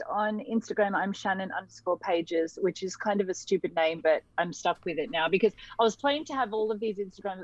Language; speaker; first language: English; native; English